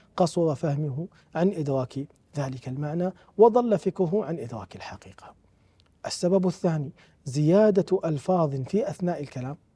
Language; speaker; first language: Arabic; native; Arabic